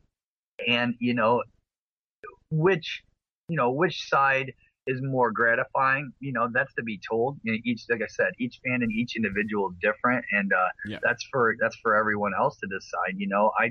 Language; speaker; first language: English; native; English